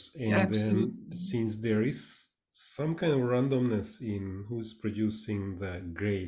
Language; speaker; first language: English; non-native, fluent; Hungarian